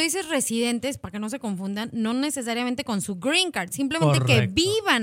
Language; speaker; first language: Spanish; native; Spanish